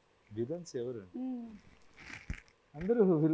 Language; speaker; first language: Telugu; non-native, fluent; Kannada